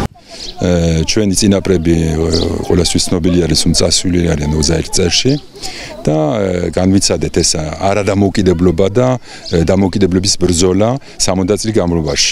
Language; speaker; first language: Georgian; early bilingual, heritage; Georgian